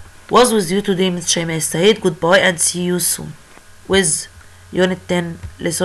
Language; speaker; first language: English; non-native, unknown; Arabic